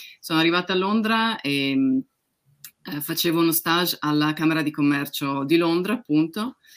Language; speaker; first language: Italian; native; Italian